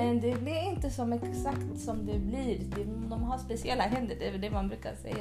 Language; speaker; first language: Swedish; early bilingual, other home language; Spanish